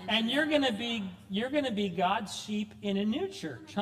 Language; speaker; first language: English; native; English